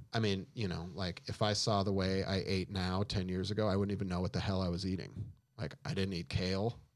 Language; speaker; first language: English; native; English